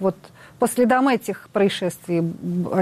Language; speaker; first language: Russian; native; Russian